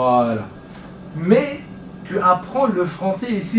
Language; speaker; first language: French; non-native, fluent; Kurdish